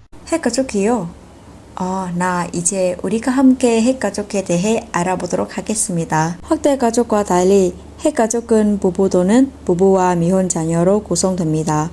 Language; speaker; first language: Korean; non-native, fluent; Vietnamese